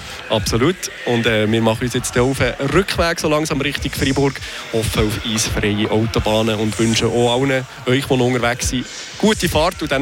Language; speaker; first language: German; native; German